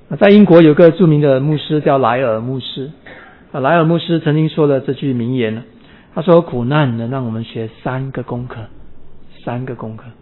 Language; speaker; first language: Chinese; native; Chinese